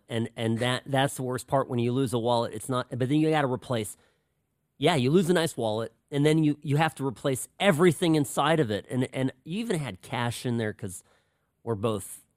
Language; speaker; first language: English; early bilingual, other home language; Czech